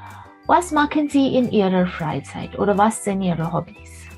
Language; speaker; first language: German; non-native, fluent; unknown